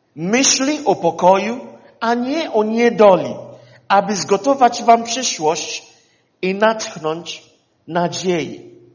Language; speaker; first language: Polish; non-native, fluent; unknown